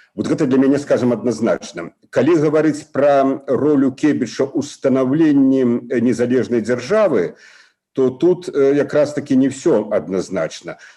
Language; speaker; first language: Belarusian; non-native, local second language; Russian